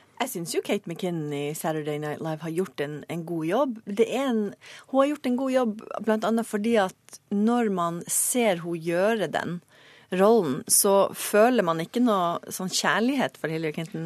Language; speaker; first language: Norwegian; native; Norwegian